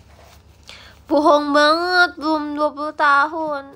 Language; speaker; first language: Indonesian; native; Indonesian